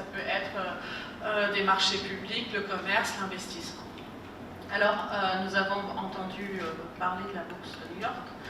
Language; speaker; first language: French; non-native, fluent; German